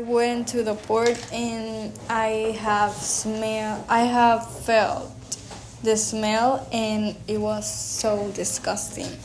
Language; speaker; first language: English; non-native, learner; Spanish